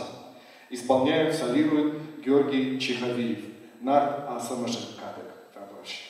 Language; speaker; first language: Russian; native; Russian